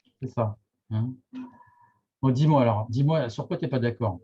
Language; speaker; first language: French; native; French